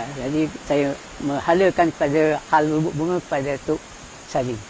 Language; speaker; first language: Malay; native; Malay